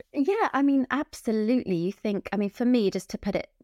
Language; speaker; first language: English; native; English